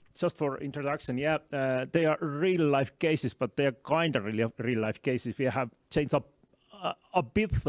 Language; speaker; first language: English; non-native, fluent; Estonian